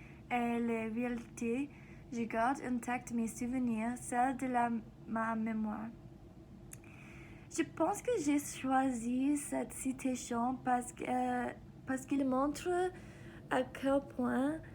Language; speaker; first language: French; non-native, learner; English